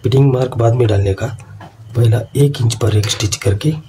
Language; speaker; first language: Hindi; non-native, local second language; Kannada